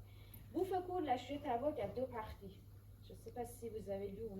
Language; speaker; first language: French; non-native, fluent; Persian